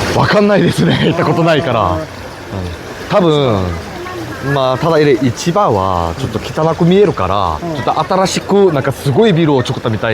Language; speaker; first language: Japanese; non-native, fluent; Korean